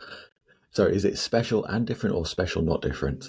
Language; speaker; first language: English; native; English